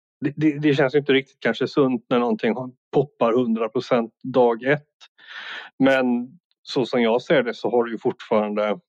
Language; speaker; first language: Swedish; native; Swedish